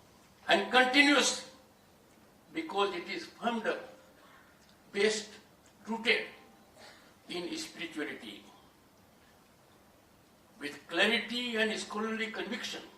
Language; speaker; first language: English; non-native, local second language; Hindi